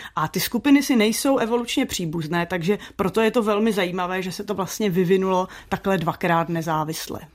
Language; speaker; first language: Czech; native; Czech